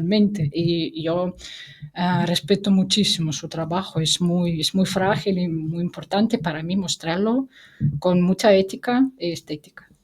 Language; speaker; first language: Spanish; non-native, fluent; Russian